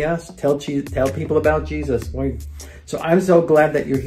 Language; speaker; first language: English; native; English